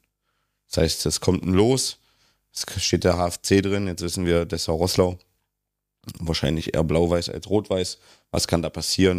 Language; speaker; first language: German; native; German